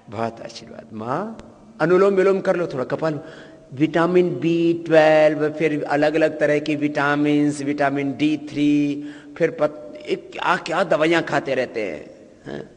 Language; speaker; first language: Hindi; native; Hindi